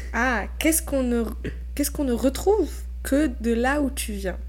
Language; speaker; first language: French; non-native, local second language; Arabic